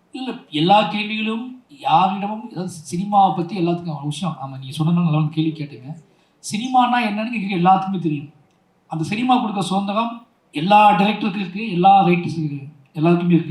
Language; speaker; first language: Tamil; native; Tamil